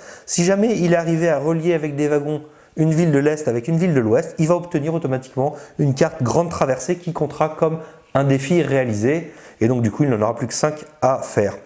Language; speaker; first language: French; native; French